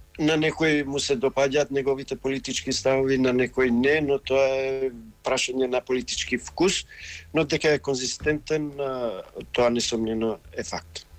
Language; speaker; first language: Macedonian; non-native, local second language; Albanian